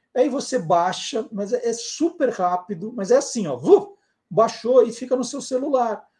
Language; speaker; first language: Portuguese; native; Portuguese